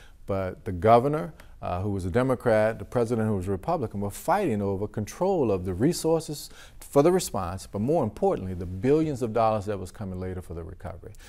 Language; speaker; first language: English; native; English